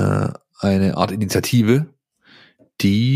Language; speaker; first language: German; native; German